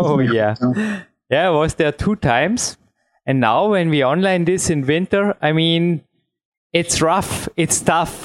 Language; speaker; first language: English; non-native, fluent; German